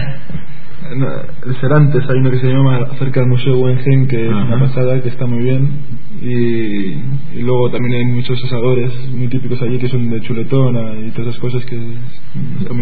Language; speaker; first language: Spanish; native; Spanish